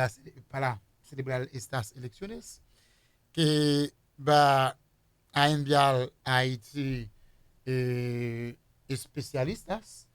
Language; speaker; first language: Spanish; non-native, fluent; Haitian Creole